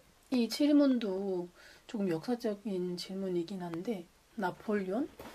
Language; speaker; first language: Korean; non-native, fluent; Turkish